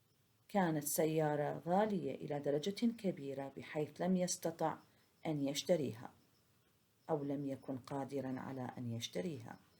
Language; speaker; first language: Arabic; native; Arabic